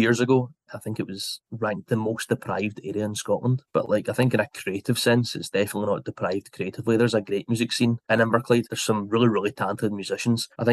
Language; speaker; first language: English; native; English